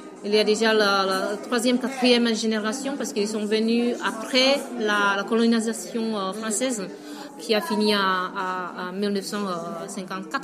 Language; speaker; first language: French; non-native, fluent; Vietnamese